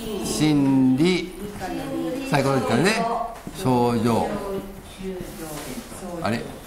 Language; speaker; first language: Japanese; native; Japanese